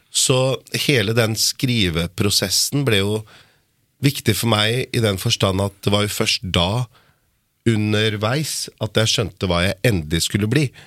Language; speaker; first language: Norwegian; early bilingual, other home language; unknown